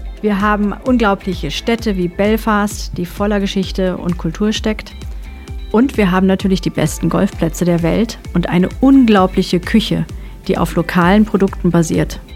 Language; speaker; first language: German; native; German